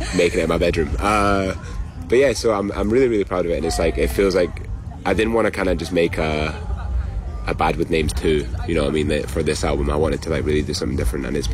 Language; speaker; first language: English; native; English